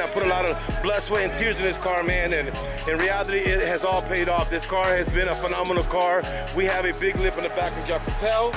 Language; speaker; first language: English; native; English